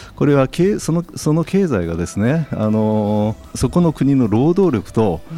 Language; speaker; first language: Japanese; native; Japanese